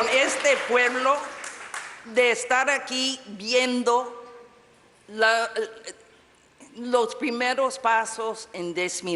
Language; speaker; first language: Spanish; non-native, fluent; English